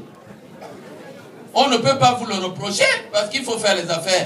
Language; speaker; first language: French; non-native, local second language; Fang